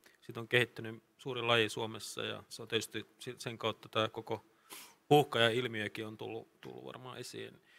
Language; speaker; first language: Finnish; native; Finnish